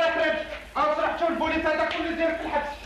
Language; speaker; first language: Arabic; native; Arabic